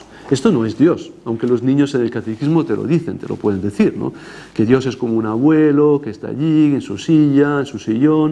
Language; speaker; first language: Spanish; non-native, fluent; Italian